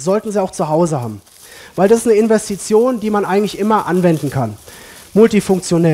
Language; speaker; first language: German; native; German